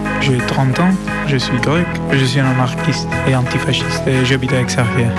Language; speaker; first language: French; non-native, learner; Greek